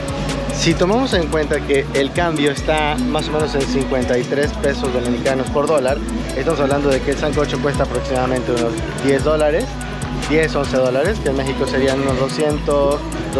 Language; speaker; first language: Spanish; native; Spanish